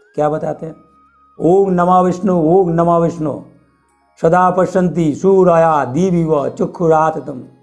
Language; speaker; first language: Hindi; non-native, local second language; Bangla